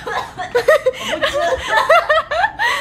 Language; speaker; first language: Chinese; non-native, learner; Vietnamese